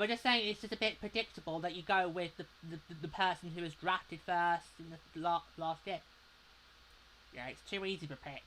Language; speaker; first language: English; native; English